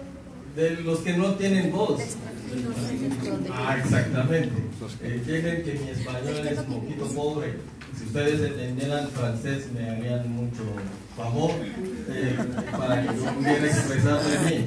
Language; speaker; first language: Spanish; non-native, fluent; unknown